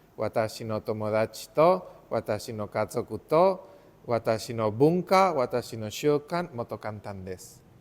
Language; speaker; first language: Japanese; non-native, learner; Spanish